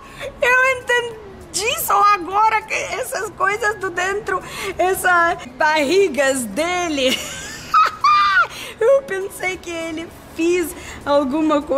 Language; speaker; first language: Portuguese; non-native, learner; Russian